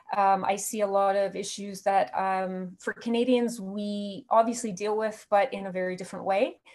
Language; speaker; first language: English; native; English